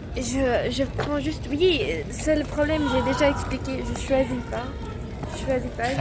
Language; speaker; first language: French; non-native, fluent; Dutch